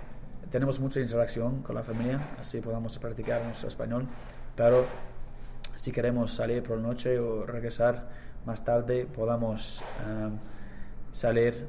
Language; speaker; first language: Spanish; non-native, learner; English